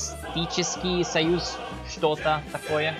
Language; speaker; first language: Russian; non-native, learner; English